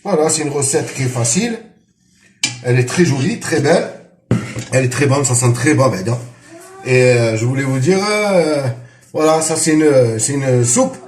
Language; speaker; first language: French; non-native, local second language; Arabic